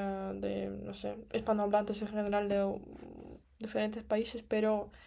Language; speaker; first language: Spanish; non-native, fluent; Russian